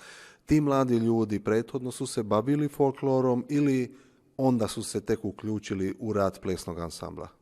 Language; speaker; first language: Bosnian; native; Bosnian